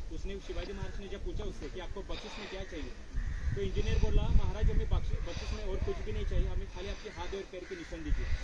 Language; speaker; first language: Hindi; non-native, local second language; Marathi